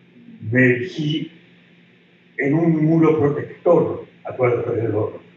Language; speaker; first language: Spanish; native; Spanish